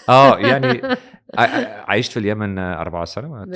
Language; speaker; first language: Arabic; non-native, learner; English